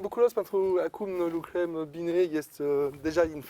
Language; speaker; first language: Romanian; non-native, learner; French